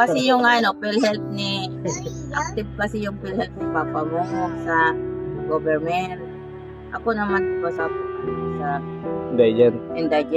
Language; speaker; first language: Filipino; non-native, local second language; Bikol